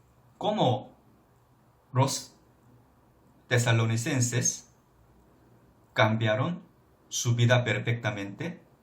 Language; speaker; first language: Spanish; non-native, fluent; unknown